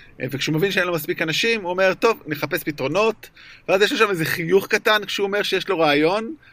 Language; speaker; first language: Hebrew; native; Hebrew